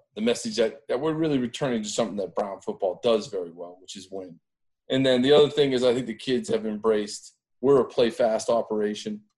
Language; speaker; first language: English; native; English